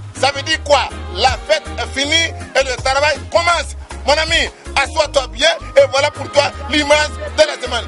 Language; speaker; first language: French; non-native, local second language; Bambara